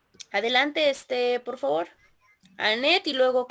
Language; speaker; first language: Spanish; native; Spanish